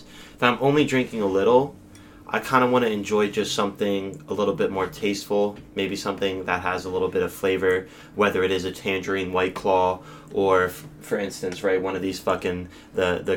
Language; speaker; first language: English; native; English